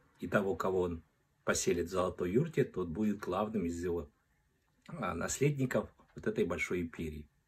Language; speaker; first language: Russian; non-native, local second language; Kazakh